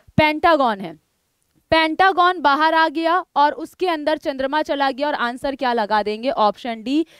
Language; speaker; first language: Hindi; native; Hindi